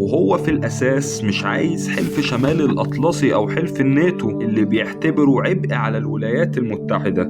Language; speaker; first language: Arabic; native; Arabic